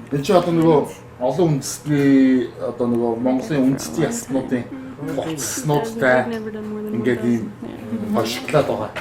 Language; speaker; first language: Mongolian; native; Mongolian